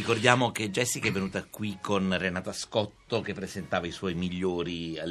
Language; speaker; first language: Italian; native; Italian